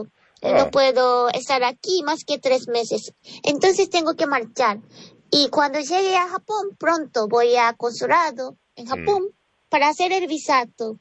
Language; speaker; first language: Spanish; non-native, learner; Japanese